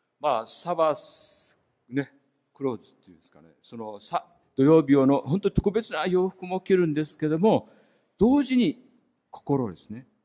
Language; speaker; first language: Japanese; native; Japanese